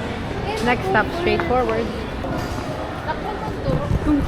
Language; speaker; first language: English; non-native, local second language; Filipino